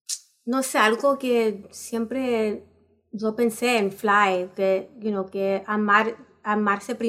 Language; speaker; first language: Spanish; early bilingual, heritage; Spanish